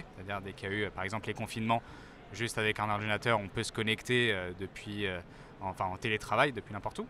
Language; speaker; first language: French; native; French